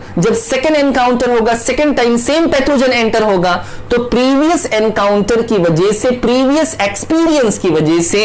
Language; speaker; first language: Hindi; native; Hindi